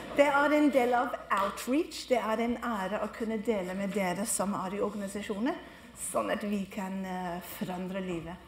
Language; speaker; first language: Norwegian; non-native, fluent; English